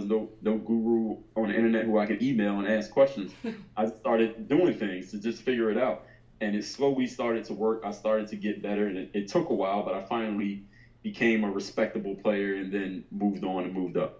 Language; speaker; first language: English; native; English